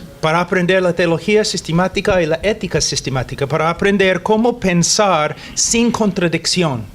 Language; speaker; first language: Spanish; non-native, fluent; English